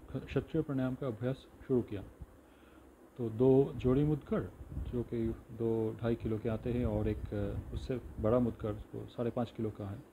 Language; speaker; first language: Hindi; non-native, local second language; Bangla